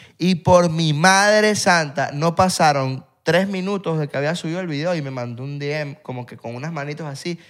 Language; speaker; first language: Spanish; native; Spanish